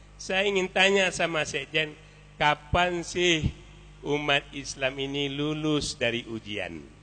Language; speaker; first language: Indonesian; non-native, local second language; Minangkabau